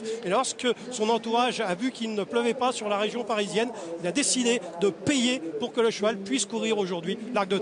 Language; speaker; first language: French; native; French